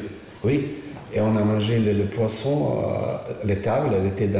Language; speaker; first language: French; non-native, fluent; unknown